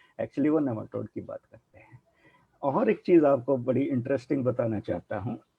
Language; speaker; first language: Hindi; non-native, local second language; Punjabi